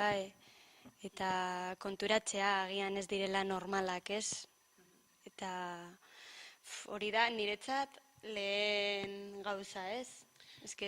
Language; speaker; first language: Basque; non-native, local second language; Spanish